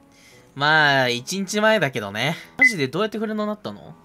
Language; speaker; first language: Japanese; native; Japanese